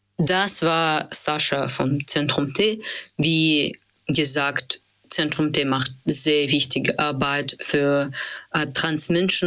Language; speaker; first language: German; non-native, learner; Russian